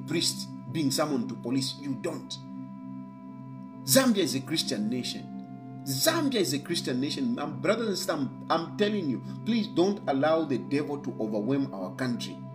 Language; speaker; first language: English; non-native, local second language; Bemba